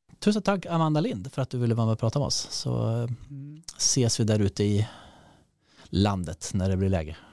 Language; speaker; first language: Swedish; native; Swedish